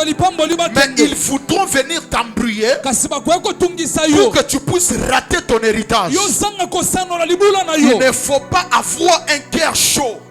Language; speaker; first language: French; non-native, local second language; Lingala